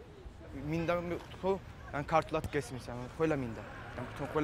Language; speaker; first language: Georgian; non-native, local second language; Azerbaijani